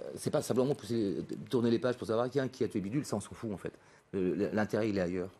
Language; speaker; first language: French; native; French